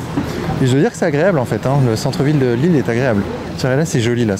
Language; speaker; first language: French; native; French